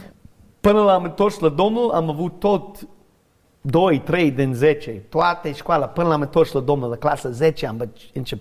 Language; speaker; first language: Romanian; non-native, learner; English